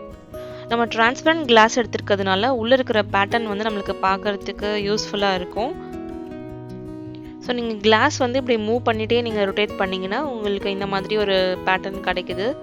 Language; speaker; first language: Tamil; native; Tamil